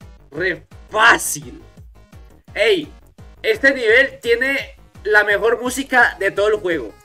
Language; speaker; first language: Spanish; native; Spanish